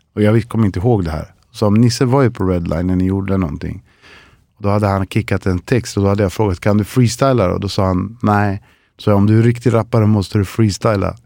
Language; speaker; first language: Swedish; early bilingual, other home language; Spanish